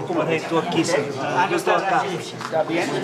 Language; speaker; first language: Spanish; non-native, learner; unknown